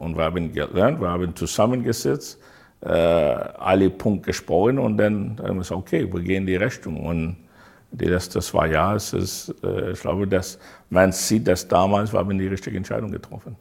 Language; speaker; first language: German; non-native, learner; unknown